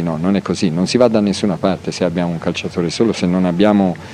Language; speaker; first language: Italian; native; Italian